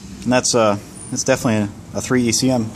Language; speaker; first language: English; native; English